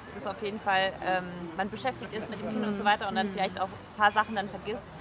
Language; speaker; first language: German; early bilingual, heritage; French